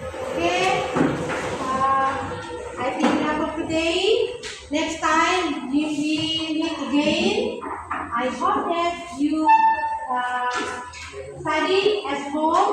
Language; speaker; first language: English; non-native, learner; Indonesian